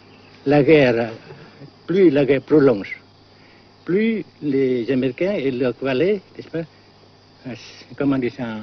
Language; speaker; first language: French; non-native, fluent; Vietnamese